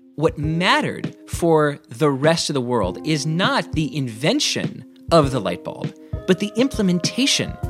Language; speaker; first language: English; early bilingual, other home language; Chinese